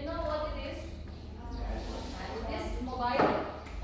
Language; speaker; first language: English; non-native, learner; Indonesian